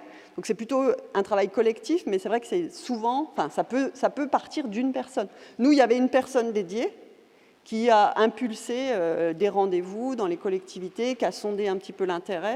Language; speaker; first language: French; native; French